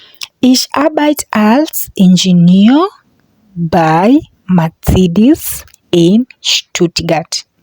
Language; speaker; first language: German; non-native, fluent; English